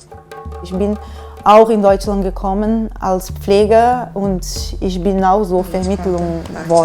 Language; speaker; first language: German; non-native, fluent; Portuguese